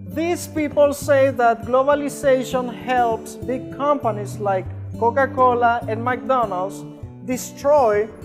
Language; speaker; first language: English; non-native, fluent; Spanish